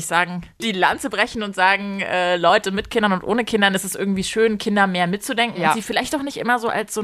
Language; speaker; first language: German; native; German